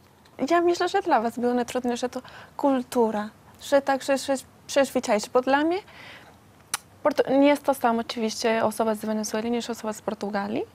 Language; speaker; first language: Polish; non-native, learner; Spanish